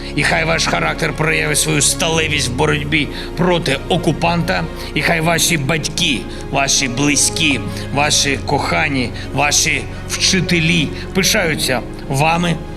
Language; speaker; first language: Ukrainian; non-native, local second language; Russian